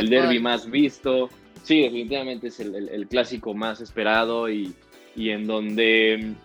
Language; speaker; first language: Spanish; native; Spanish